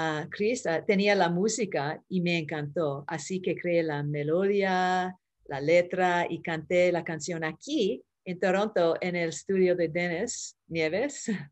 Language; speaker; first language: Spanish; early bilingual, heritage; Spanish